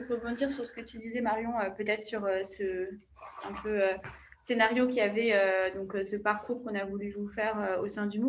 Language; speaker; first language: French; native; French